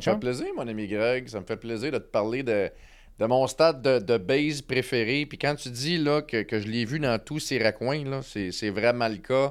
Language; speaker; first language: French; native; French